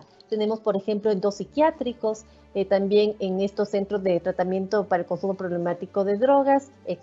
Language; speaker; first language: Spanish; native; Spanish